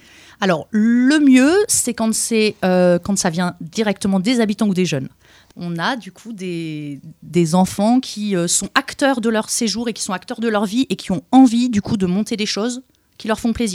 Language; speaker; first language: French; native; French